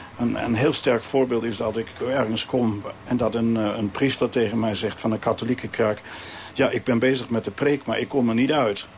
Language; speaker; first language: Dutch; native; Dutch